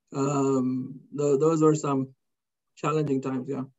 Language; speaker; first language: English; non-native, local second language; Kannada